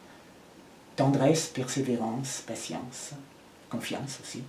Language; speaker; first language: French; native; French